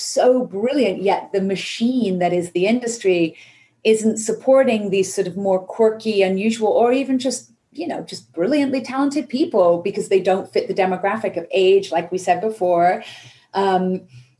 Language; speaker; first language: English; native; English